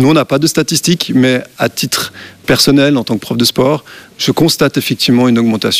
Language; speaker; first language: French; native; French